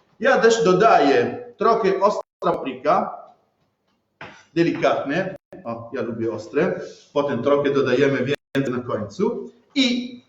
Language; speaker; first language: Polish; non-native, learner; Italian